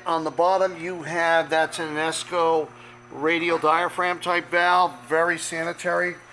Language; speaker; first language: English; native; English